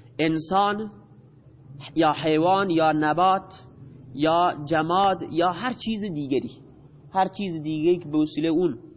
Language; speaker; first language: Persian; non-native, local second language; Baluchi